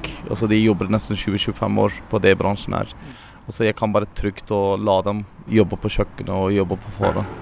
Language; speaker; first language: Norwegian; non-native, learner; Turkish